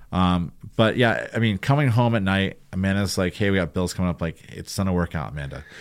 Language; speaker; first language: English; native; English